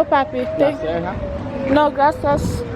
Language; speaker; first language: Spanish; non-native, learner; Haitian Creole